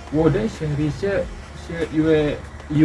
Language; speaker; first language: Chinese; non-native, learner; Malay